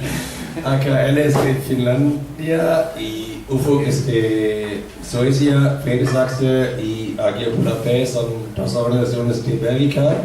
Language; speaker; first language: Spanish; non-native, fluent; German